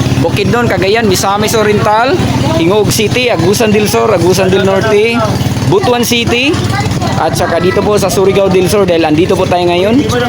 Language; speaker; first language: Filipino; non-native, local second language; Cebuano